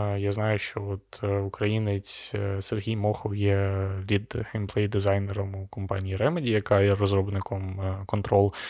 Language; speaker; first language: Ukrainian; non-native, local second language; Russian